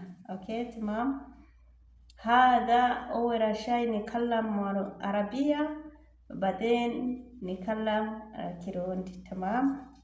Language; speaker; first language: Arabic; non-native, learner; Rundi